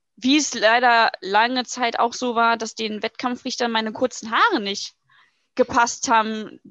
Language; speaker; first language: German; native; German